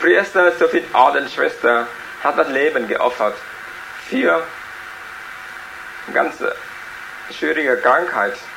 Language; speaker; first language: German; non-native, learner; Vietnamese